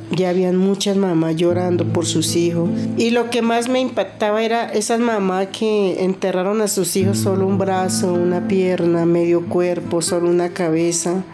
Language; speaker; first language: Spanish; native; Spanish